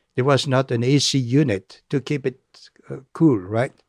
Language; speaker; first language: English; non-native, fluent; French